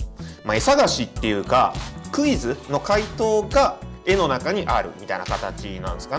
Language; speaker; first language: Japanese; native; Japanese